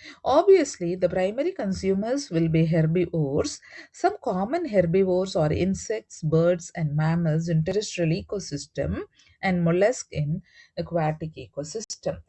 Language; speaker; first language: English; non-native, local second language; Tamil